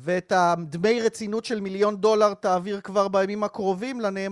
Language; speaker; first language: Hebrew; native; Hebrew